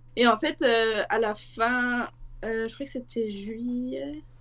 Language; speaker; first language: French; native; French